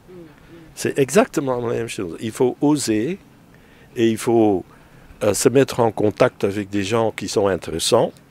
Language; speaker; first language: French; non-native, fluent; Dutch